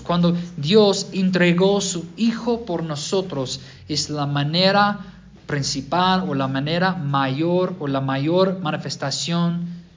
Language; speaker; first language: Spanish; non-native, fluent; English